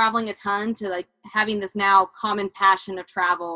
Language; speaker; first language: English; native; English